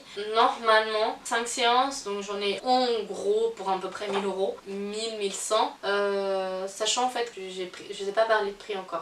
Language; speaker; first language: French; native; French